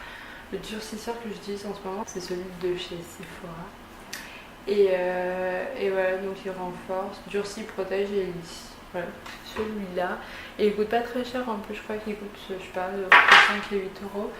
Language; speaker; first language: French; native; French